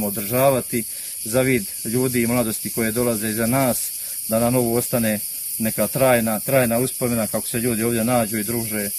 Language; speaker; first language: Bosnian; native; Bosnian